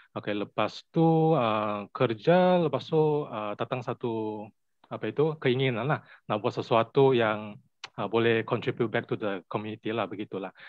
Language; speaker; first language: Malay; non-native, local second language; Chinese